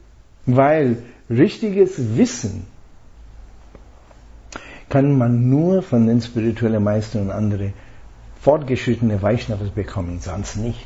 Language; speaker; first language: German; non-native, fluent; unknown